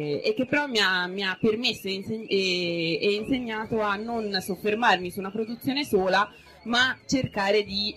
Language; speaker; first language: Italian; native; Italian